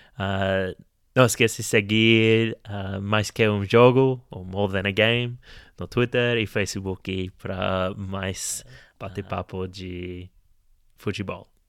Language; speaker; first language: Portuguese; non-native, learner; English